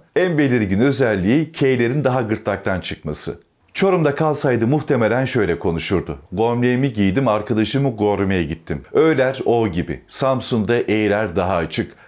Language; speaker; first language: Turkish; native; Turkish